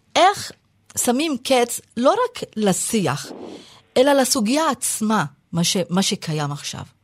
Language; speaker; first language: Hebrew; non-native, local second language; Arabic